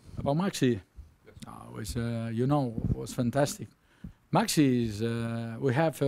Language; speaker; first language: English; non-native, learner; Spanish